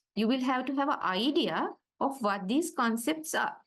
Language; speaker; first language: English; non-native, local second language; Sinhala